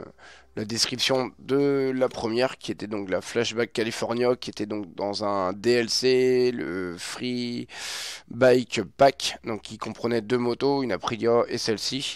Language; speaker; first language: French; native; French